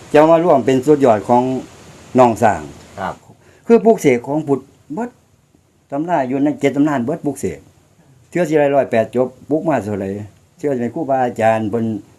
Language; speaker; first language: Thai; native; Thai